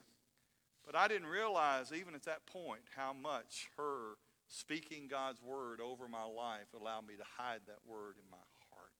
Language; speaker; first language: English; native; English